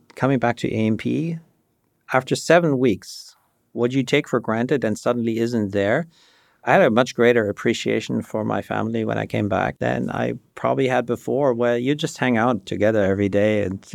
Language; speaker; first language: English; non-native, fluent; German